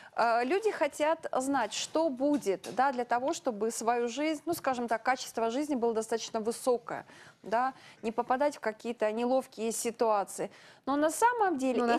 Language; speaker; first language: Russian; native; Russian